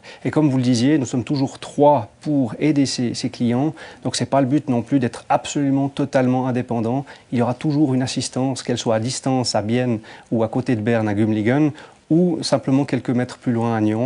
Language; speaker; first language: French; native; French